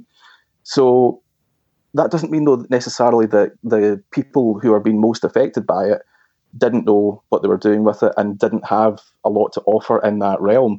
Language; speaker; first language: English; native; English